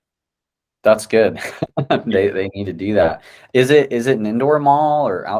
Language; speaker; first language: English; native; English